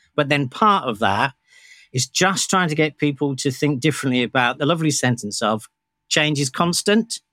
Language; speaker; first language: English; native; English